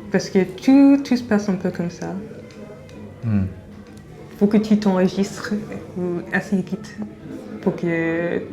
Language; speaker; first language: French; non-native, fluent; English